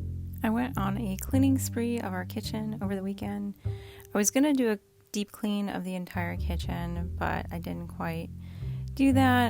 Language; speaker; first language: English; native; English